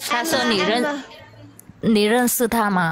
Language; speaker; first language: Chinese; non-native, learner; Vietnamese